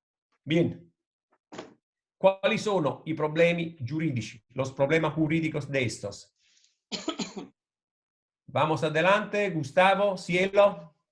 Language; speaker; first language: Spanish; non-native, fluent; Italian